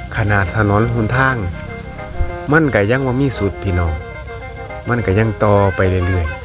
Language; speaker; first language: Thai; non-native, local second language; Northeastern Thai